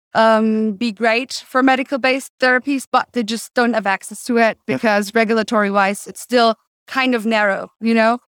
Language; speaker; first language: English; non-native, fluent; German